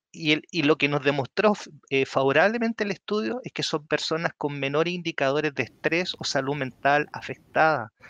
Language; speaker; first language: Spanish; native; Spanish